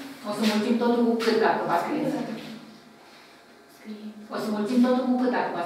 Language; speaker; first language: Romanian; native; Romanian